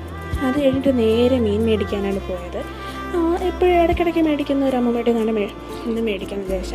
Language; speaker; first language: Malayalam; native; Malayalam